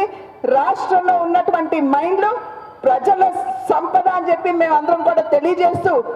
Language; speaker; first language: Telugu; native; Telugu